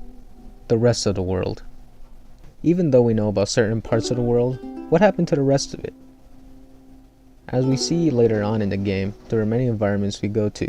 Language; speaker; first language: English; native; English